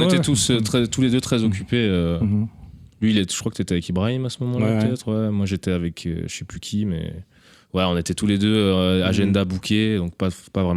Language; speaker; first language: French; native; French